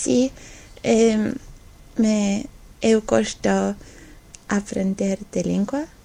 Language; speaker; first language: Portuguese; non-native, learner; Estonian